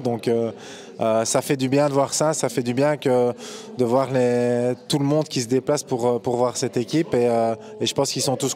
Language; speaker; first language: French; native; French